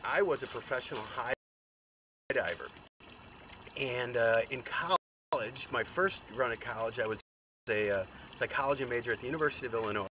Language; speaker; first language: English; native; English